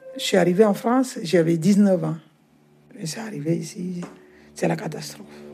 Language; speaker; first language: French; non-native, fluent; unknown